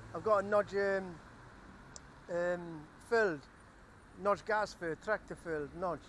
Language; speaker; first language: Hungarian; non-native, learner; English